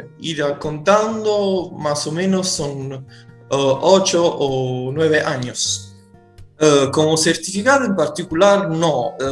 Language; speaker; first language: Spanish; non-native, fluent; Italian